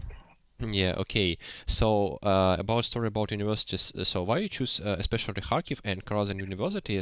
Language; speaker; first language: English; non-native, learner; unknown